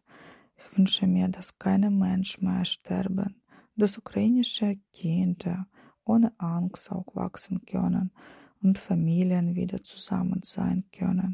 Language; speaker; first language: German; non-native, fluent; Ukrainian